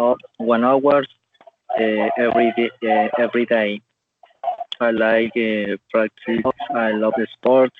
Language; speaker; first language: English; non-native, learner; Spanish